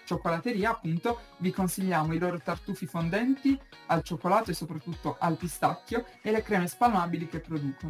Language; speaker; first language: Italian; native; Italian